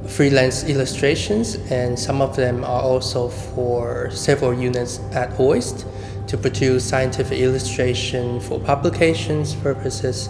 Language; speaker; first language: English; non-native, fluent; Chinese